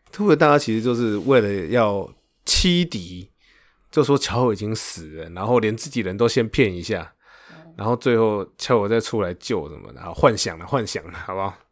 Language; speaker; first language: Chinese; native; Chinese